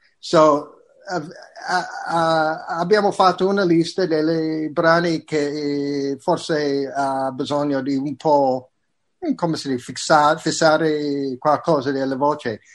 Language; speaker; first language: Italian; non-native, learner; English